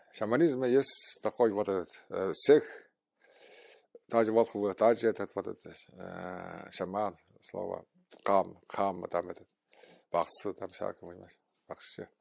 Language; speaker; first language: Russian; non-native, local second language; Tuvinian